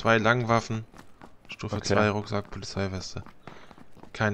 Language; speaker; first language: German; native; German